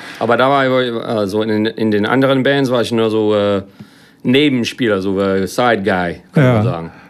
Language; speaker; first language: German; non-native, fluent; English